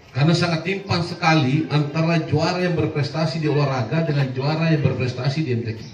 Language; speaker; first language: Indonesian; non-native, local second language; Buginese